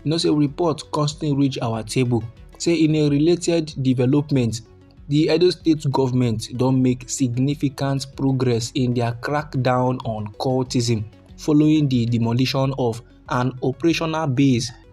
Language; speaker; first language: Nigerian Pidgin; native; Nigerian Pidgin